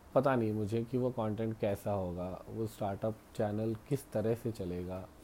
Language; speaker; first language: Hindi; native; Hindi